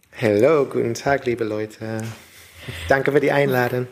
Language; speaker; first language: German; non-native, learner; English